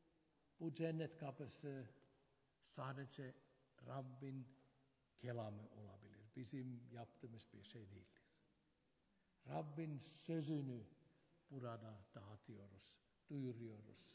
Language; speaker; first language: Turkish; non-native, fluent; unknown